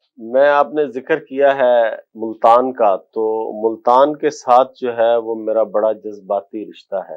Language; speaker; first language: Urdu; non-native, local second language; Haryanvi